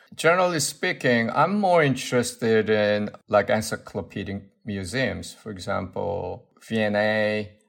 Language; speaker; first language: English; non-native, fluent; Korean